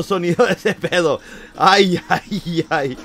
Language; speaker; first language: Spanish; native; Spanish